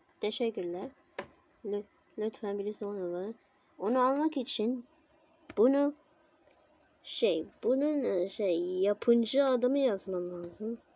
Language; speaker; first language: Turkish; non-native, learner; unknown